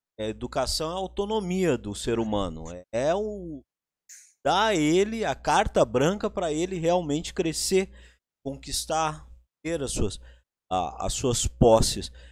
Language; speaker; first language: Portuguese; native; Portuguese